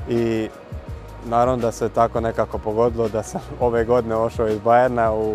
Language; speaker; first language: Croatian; early bilingual, heritage; Croatian